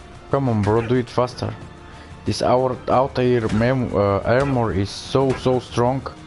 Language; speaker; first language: English; non-native, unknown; Bulgarian